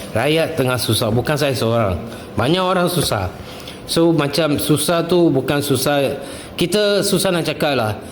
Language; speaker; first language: Malay; non-native, local second language; Tamil